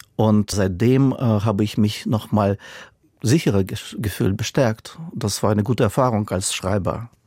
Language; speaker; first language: German; non-native, fluent; Russian